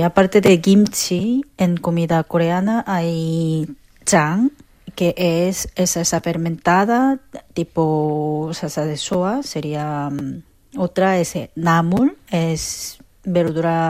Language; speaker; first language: Spanish; non-native, fluent; Korean